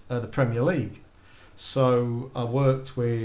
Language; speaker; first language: English; native; English